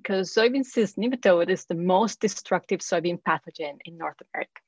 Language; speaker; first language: English; non-native, fluent; Spanish